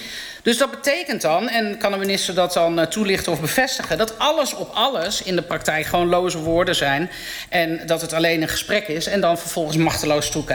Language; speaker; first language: Dutch; native; Dutch